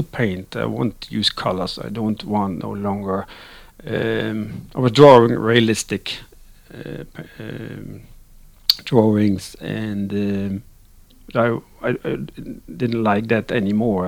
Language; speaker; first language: English; non-native, learner; Dutch